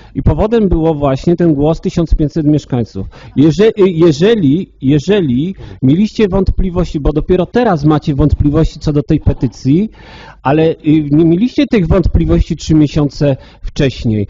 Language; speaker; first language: Polish; native; Polish